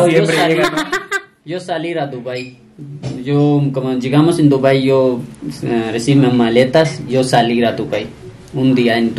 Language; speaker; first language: Spanish; non-native, learner; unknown